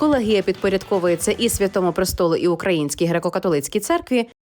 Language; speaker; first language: Ukrainian; native; Ukrainian